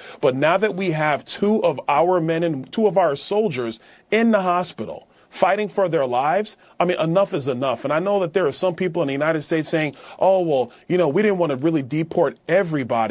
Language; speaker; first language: English; native; English